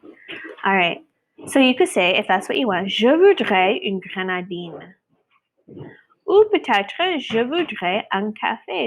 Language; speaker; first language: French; non-native, fluent; English